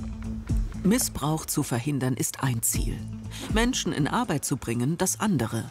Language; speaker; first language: German; native; German